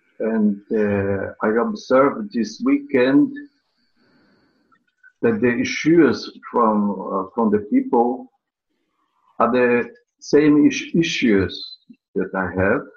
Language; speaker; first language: English; non-native, learner; Portuguese